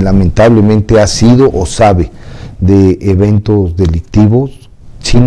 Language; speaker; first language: Spanish; native; Spanish